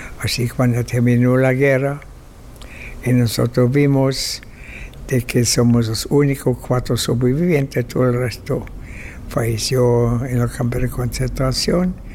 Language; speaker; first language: Spanish; non-native, fluent; German